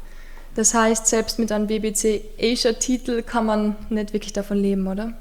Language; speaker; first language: German; native; German